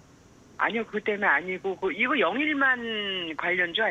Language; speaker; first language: Korean; native; Korean